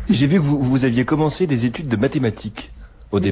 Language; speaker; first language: French; native; French